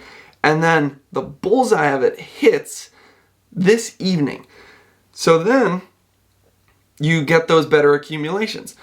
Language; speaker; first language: English; native; English